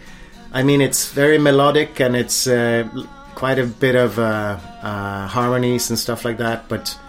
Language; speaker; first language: English; non-native, fluent; Swedish